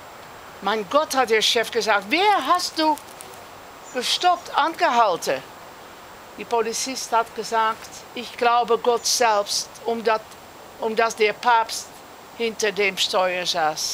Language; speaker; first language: German; non-native, learner; Dutch